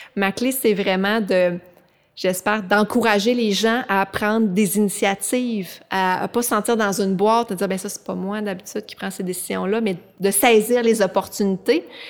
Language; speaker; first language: French; native; French